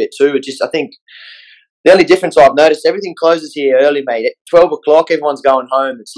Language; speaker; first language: English; native; English